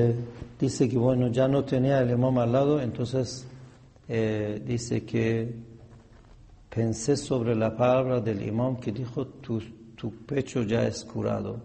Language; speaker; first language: Spanish; non-native, fluent; Persian